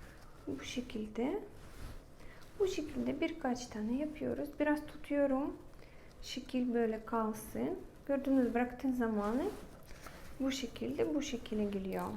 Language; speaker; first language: Turkish; non-native, learner; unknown